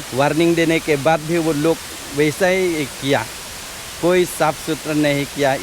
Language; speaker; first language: Hindi; non-native, local second language; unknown